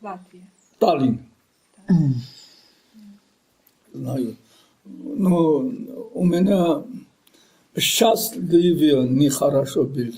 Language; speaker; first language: Russian; non-native, local second language; Armenian